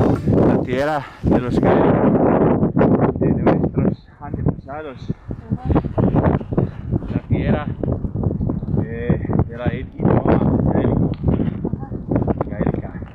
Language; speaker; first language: Spanish; non-native, learner; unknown